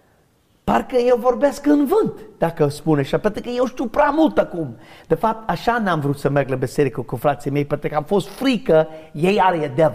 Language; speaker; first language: Romanian; non-native, learner; English